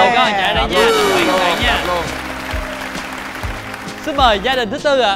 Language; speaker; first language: Vietnamese; native; Vietnamese